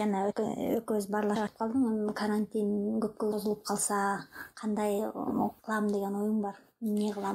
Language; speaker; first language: Kyrgyz; native; Kyrgyz